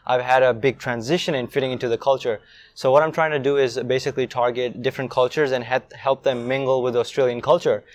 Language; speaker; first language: English; non-native, fluent; Urdu